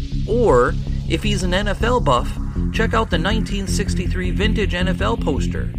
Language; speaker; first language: English; native; English